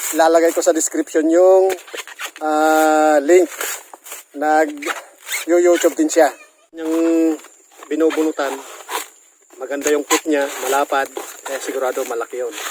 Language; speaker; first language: Filipino; native; Filipino